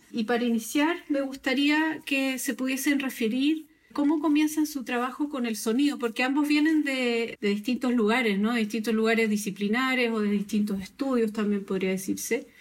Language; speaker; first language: Spanish; native; Spanish